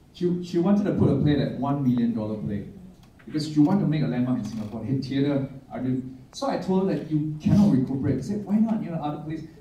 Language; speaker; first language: English; non-native, local second language; Chinese